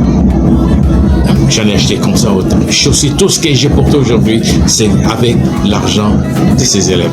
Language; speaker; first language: French; non-native, local second language; Luba-Lulua